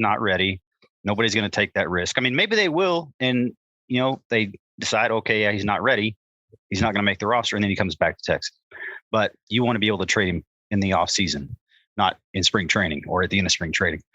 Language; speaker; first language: English; native; English